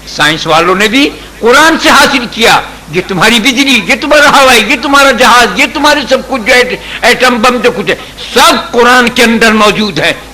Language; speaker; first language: Urdu; native; Urdu